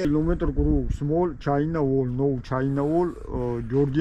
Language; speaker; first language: English; non-native, learner; Georgian